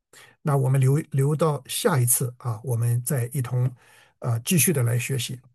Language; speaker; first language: Chinese; native; Chinese